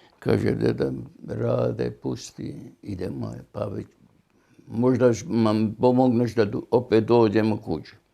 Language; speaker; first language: Bosnian; non-native, local second language; German